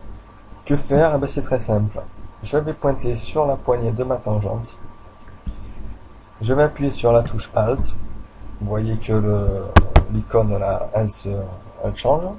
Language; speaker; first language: French; native; French